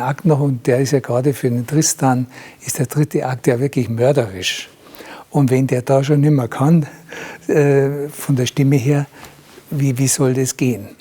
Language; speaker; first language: German; native; German